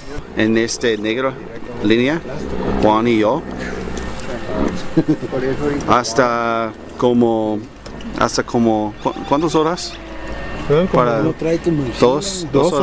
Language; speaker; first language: Spanish; non-native, learner; English